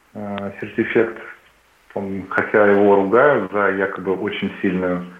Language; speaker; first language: Russian; native; Russian